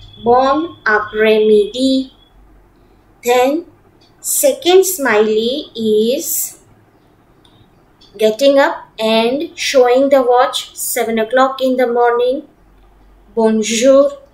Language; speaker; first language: English; non-native, local second language; Gujarati